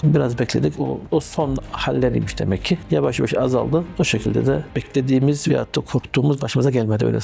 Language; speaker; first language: Turkish; early bilingual, heritage; Turkish